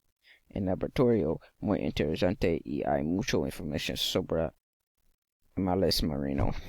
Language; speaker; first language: Spanish; non-native, learner; English